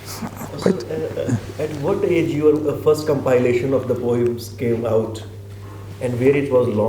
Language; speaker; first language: English; non-native, local second language; Hindi